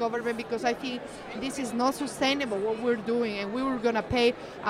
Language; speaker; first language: English; non-native, fluent; Spanish